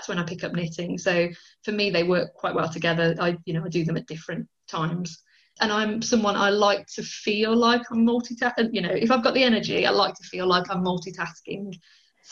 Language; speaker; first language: English; native; English